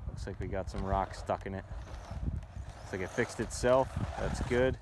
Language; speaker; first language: English; native; English